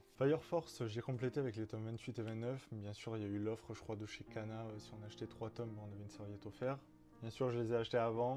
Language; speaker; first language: French; native; French